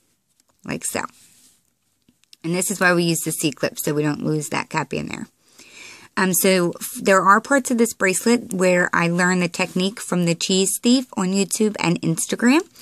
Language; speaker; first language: English; native; English